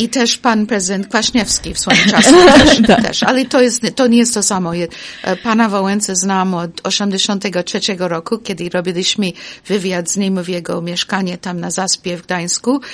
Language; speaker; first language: Polish; non-native, fluent; English